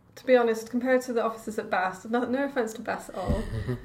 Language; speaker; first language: English; native; English